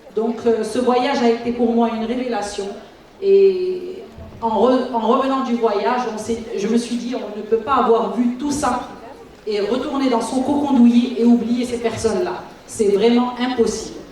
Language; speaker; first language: French; non-native, local second language; Arabic